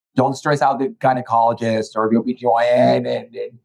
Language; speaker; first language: English; early bilingual, other home language; Spanish